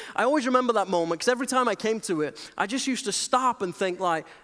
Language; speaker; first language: English; native; English